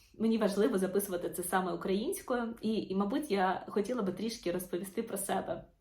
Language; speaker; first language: Ukrainian; non-native, local second language; Russian